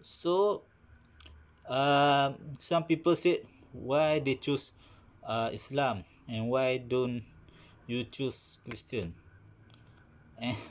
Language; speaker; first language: English; non-native, learner; Malay